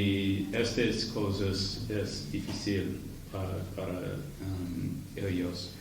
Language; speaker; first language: Spanish; non-native, learner; English